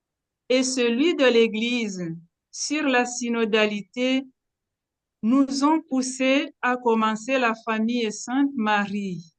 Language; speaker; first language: French; non-native, local second language; Kinyarwanda